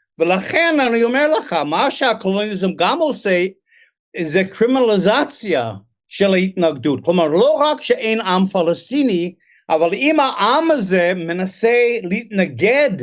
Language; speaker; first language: Hebrew; non-native, fluent; English